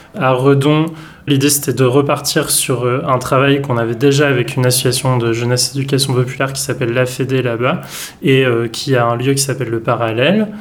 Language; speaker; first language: French; native; French